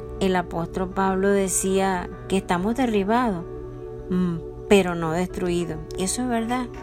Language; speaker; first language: Spanish; native; Spanish